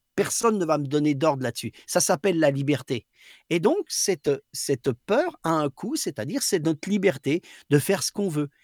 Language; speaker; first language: French; native; French